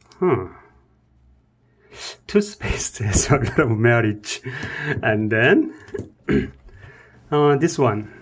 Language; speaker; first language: English; non-native, learner; Korean